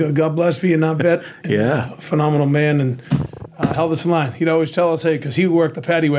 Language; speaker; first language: English; native; English